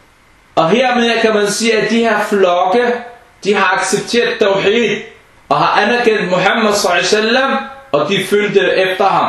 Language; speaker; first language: Danish; non-native, fluent; Arabic